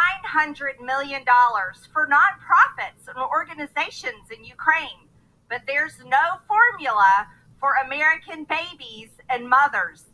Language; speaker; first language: English; native; English